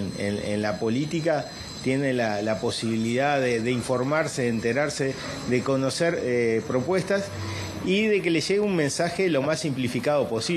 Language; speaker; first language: Spanish; native; Spanish